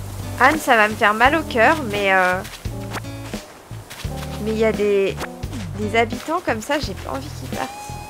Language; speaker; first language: French; native; French